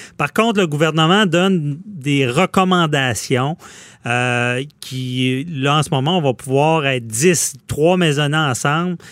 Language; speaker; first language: French; native; French